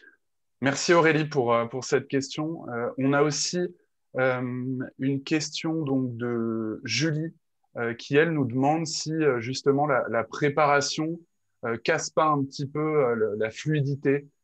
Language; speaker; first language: French; native; French